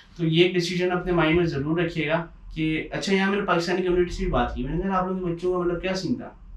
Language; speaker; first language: Urdu; native; Urdu